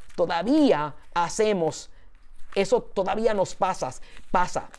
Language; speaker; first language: Spanish; early bilingual, heritage; Spanish